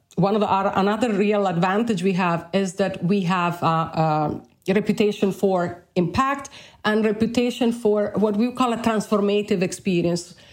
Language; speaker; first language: English; non-native, fluent; Italian